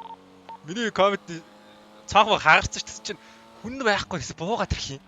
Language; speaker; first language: Mongolian; native; Mongolian